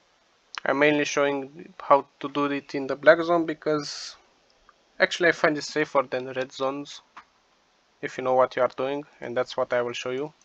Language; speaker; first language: English; non-native, fluent; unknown